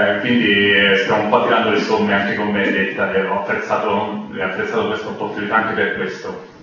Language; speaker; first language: Italian; native; Italian